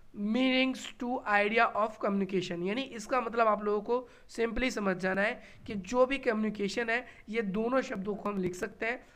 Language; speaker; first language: Hindi; native; Hindi